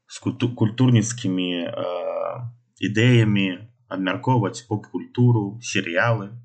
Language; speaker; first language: Belarusian; non-native, local second language; Russian